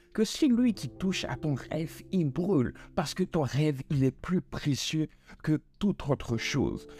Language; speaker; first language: French; native; French